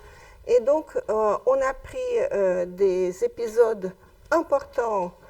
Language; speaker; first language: French; non-native, fluent; Russian